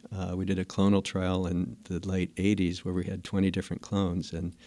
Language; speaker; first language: English; native; English